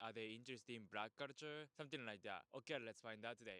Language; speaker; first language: English; non-native, fluent; Japanese